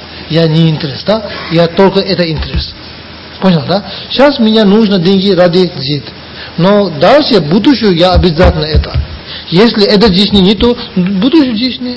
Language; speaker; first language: Russian; non-native, learner; Tibetan